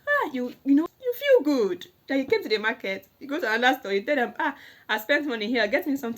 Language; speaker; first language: English; non-native, local second language; Igbo